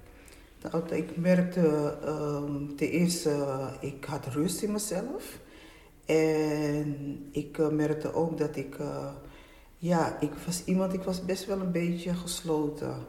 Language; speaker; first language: Dutch; native; Dutch